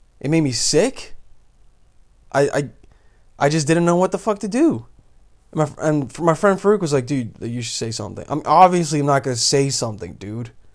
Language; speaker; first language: English; early bilingual, other home language; Bosnian